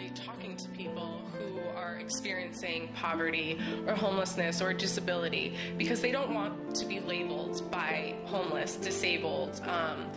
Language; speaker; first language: English; native; English